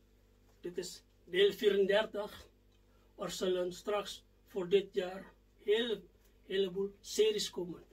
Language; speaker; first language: Dutch; non-native, fluent; Indonesian